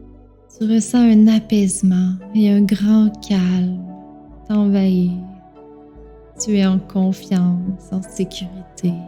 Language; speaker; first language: French; native; French